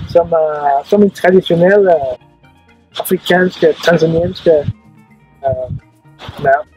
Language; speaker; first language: Danish; non-native, learner; Swahili